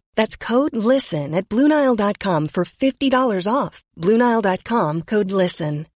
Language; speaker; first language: Spanish; native; Spanish